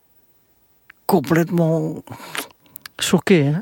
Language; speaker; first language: French; non-native, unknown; Indonesian